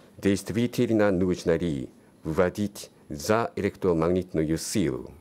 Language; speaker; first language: Russian; non-native, learner; Japanese